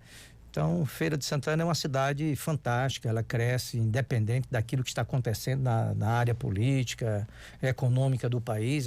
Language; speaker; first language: Portuguese; native; Portuguese